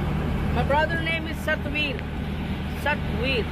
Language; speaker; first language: English; non-native, learner; Hindi